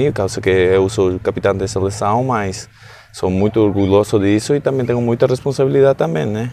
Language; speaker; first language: Portuguese; non-native, learner; Spanish